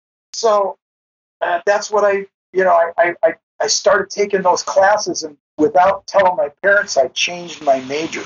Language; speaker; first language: English; native; English